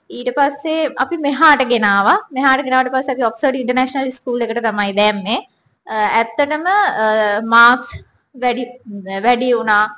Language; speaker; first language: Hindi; non-native, learner; Sinhala